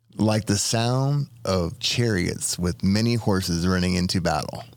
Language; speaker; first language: English; native; English